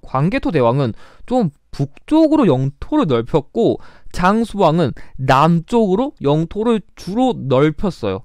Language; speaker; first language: Korean; native; Korean